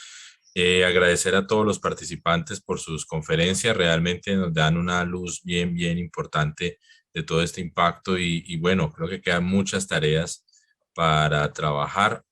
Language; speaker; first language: Spanish; native; Spanish